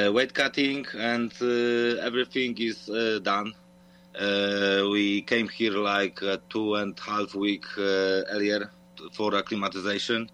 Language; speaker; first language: English; non-native, fluent; Polish